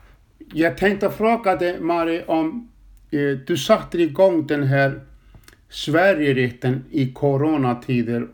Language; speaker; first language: Swedish; non-native, fluent; Icelandic